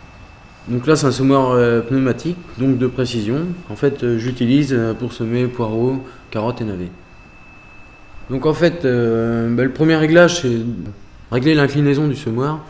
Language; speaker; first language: French; native; French